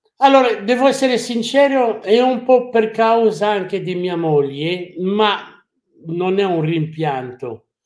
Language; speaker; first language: Italian; non-native, fluent; French